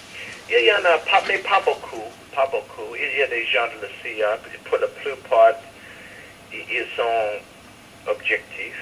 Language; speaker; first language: French; non-native, fluent; English